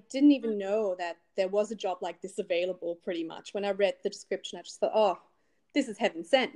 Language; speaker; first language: English; non-native, fluent; German